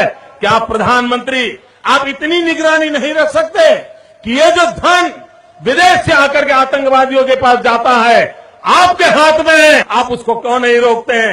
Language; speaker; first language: Hindi; native; Hindi